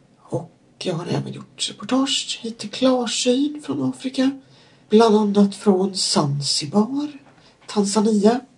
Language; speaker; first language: Swedish; native; Swedish